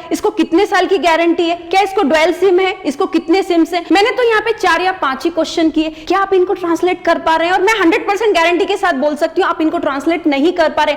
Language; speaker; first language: Hindi; native; Hindi